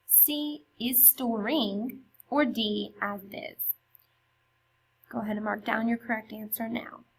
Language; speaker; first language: English; native; English